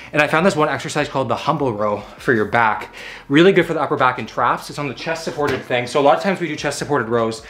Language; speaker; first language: English; native; English